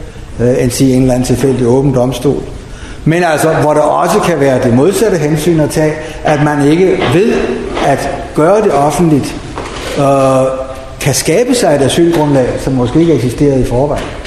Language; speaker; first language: Danish; native; Danish